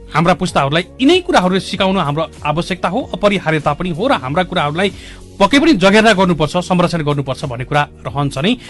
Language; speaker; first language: Nepali; native; Nepali